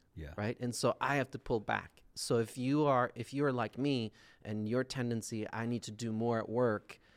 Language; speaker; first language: English; non-native, fluent; Swedish